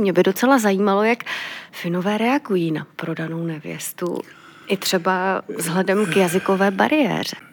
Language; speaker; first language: Czech; native; Czech